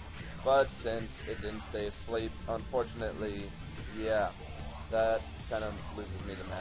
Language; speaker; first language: English; native; English